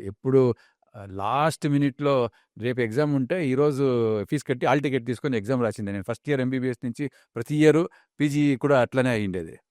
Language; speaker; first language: Telugu; non-native, local second language; Kannada